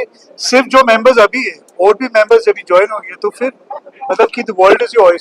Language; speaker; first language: Hindi; native; Hindi